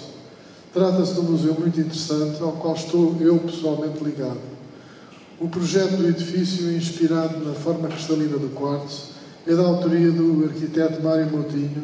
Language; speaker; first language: Portuguese; native; Portuguese